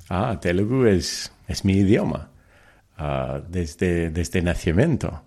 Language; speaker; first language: Spanish; early bilingual, heritage; Telugu